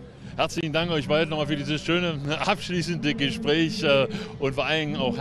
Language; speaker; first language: German; native; German